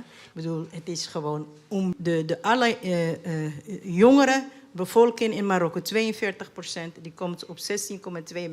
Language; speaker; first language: Dutch; non-native, fluent; Arabic